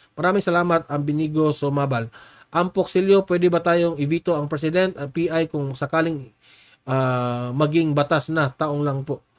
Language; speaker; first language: Filipino; non-native, local second language; Cebuano